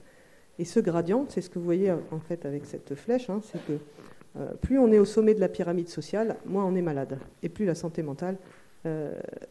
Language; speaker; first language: French; native; French